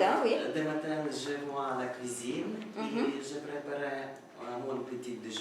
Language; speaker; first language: French; non-native, learner; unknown